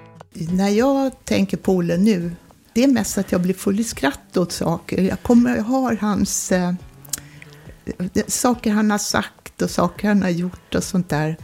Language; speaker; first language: Swedish; native; Swedish